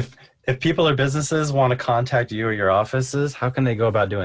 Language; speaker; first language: English; native; English